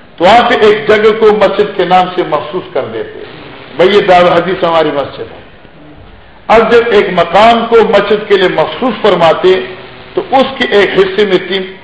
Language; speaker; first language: Urdu; non-native, local second language; Northern Hindko